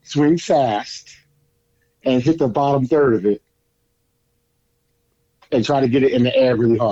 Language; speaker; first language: English; native; English